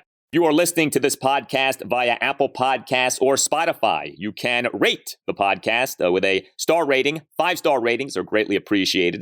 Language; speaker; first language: English; native; English